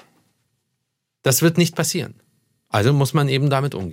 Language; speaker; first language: German; early bilingual, other home language; Russian